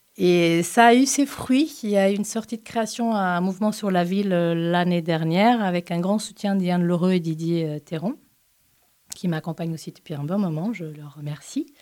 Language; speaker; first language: French; non-native, fluent; Portuguese